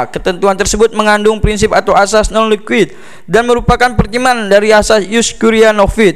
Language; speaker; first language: Indonesian; native; Indonesian